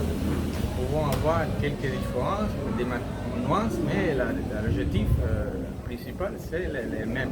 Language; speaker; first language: French; non-native, learner; Spanish